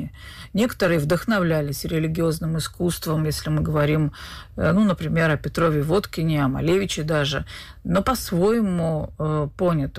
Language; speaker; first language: Russian; native; Russian